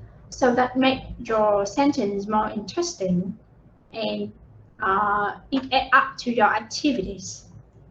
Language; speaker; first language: English; non-native, fluent; Vietnamese